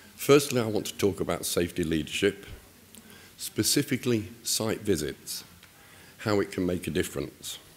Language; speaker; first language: English; native; English